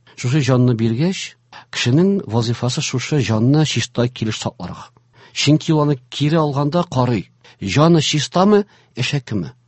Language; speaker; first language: Tatar; native; Tatar